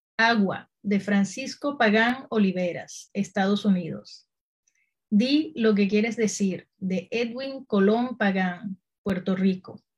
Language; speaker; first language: Spanish; native; Spanish